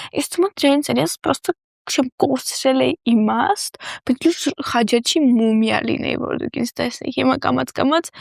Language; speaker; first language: Armenian; early bilingual, heritage; Armenian